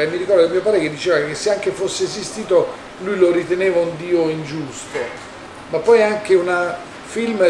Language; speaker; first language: Italian; native; Italian